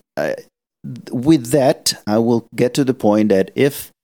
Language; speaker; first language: English; non-native, fluent; Italian